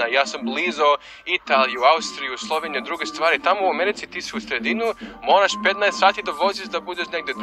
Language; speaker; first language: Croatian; early bilingual, heritage; Croatian